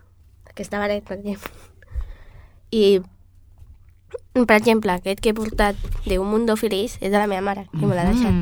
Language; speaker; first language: Catalan; non-native, local second language; Spanish